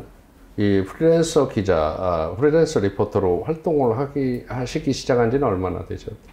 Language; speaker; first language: Korean; native; Korean